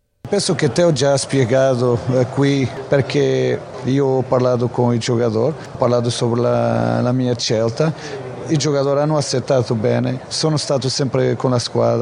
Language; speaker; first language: Italian; non-native, fluent; Portuguese